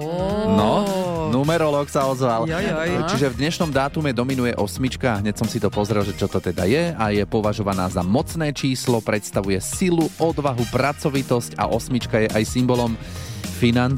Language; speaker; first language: Slovak; native; Slovak